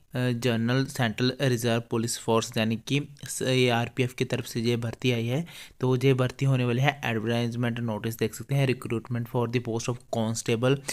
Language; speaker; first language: Hindi; native; Hindi